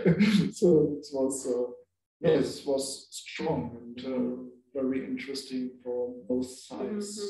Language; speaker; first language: English; non-native, learner; German